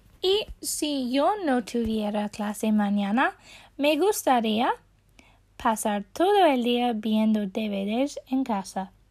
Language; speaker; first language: Spanish; non-native, fluent; English